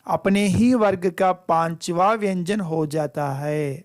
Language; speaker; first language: Hindi; non-native, local second language; Telugu